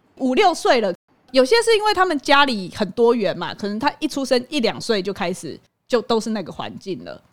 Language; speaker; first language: Chinese; native; Chinese